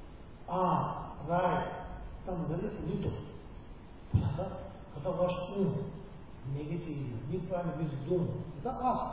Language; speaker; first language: Russian; non-native, learner; Tibetan